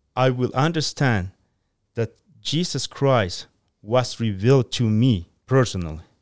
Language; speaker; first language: English; non-native, fluent; Spanish